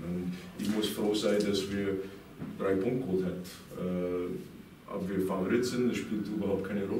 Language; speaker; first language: German; non-native, fluent; English